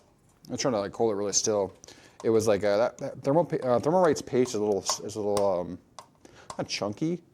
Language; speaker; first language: English; native; English